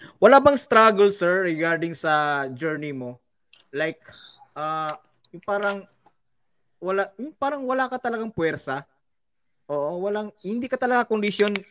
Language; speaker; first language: Filipino; non-native, local second language; Cebuano